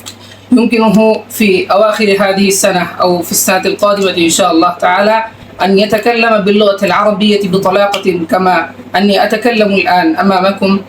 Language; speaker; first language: Arabic; non-native, fluent; Bangla